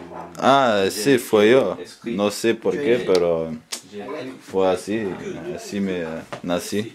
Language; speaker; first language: Spanish; early bilingual, heritage; Spanish